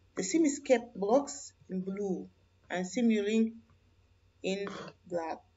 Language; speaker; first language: English; non-native, fluent; Arabic